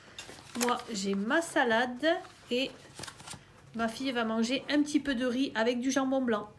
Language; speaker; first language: French; native; French